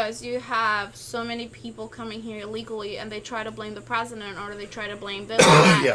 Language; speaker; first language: English; non-native, fluent; Albanian